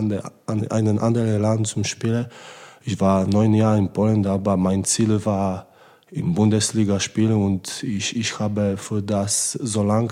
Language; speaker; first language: German; non-native, learner; Polish